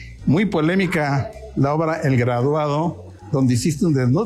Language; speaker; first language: Spanish; native; Spanish